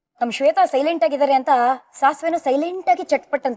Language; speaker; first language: Kannada; native; Kannada